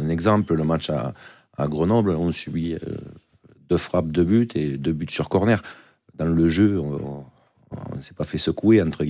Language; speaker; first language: French; native; French